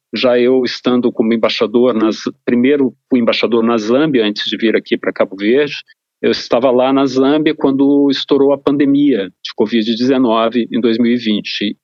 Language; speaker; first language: Portuguese; native; Portuguese